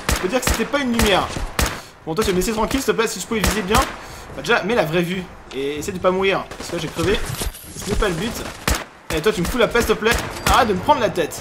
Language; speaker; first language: French; native; French